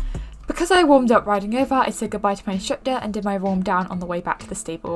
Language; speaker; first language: English; native; English